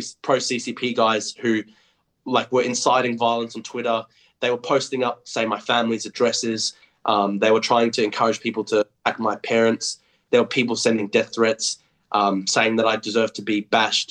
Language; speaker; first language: English; native; English